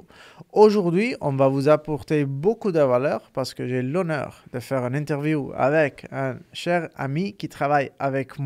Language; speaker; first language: French; non-native, fluent; Italian